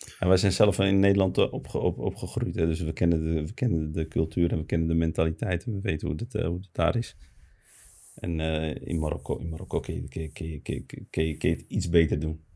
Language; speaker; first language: Dutch; early bilingual, other home language; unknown